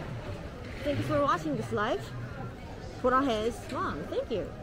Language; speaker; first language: English; non-native, fluent; Korean